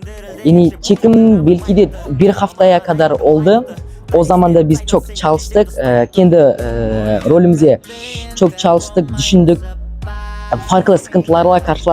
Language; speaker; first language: Turkish; non-native, learner; Kazakh